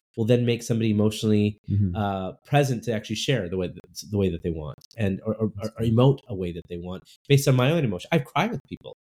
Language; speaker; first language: English; native; English